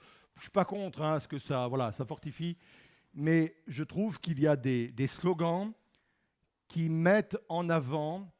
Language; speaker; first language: French; native; French